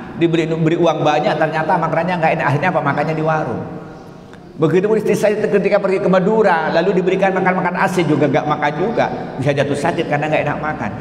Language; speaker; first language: Indonesian; non-native, local second language; Madurese